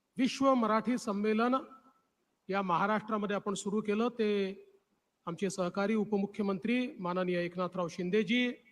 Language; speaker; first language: Marathi; native; Marathi